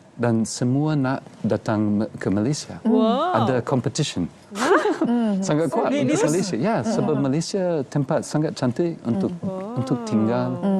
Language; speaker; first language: Malay; non-native, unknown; English